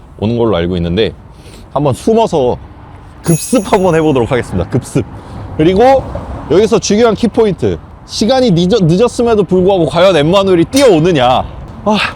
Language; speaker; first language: Korean; native; Korean